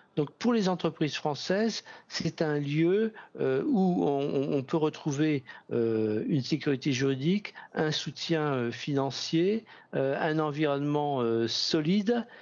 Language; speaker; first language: French; native; French